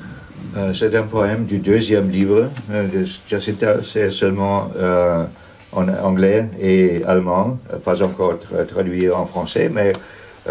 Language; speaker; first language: French; non-native, fluent; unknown